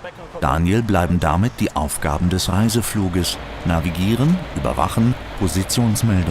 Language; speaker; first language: German; native; German